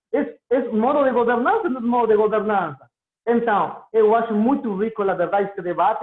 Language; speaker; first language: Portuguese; non-native, learner; Spanish